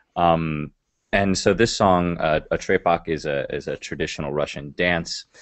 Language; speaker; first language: English; native; English